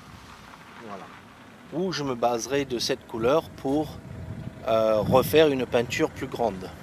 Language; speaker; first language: French; native; French